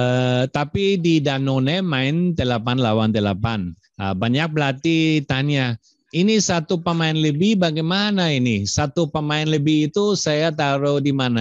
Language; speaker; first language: Indonesian; non-native, fluent; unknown